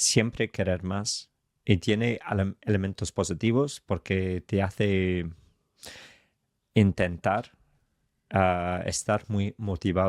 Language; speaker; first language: Spanish; non-native, fluent; English